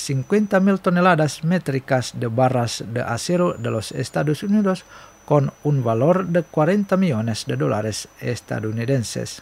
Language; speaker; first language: Spanish; non-native, fluent; Indonesian